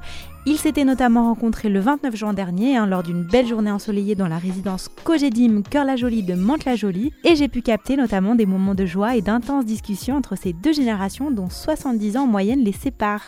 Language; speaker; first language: French; native; French